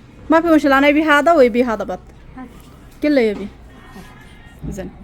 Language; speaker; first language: Arabic; non-native, learner; Bangla